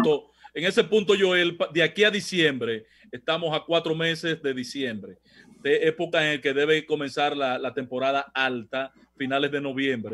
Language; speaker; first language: Spanish; native; Spanish